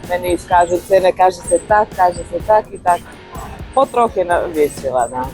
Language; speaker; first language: Ukrainian; non-native, learner; Croatian